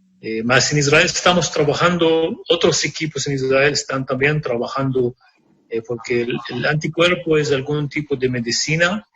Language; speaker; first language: Spanish; non-native, fluent; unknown